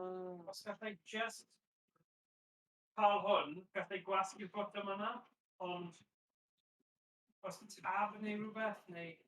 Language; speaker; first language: Welsh; native; Welsh